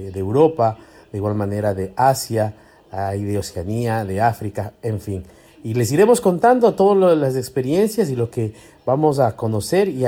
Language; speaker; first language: Spanish; native; Spanish